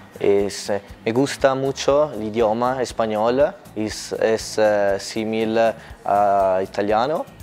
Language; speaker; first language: Spanish; non-native, learner; Italian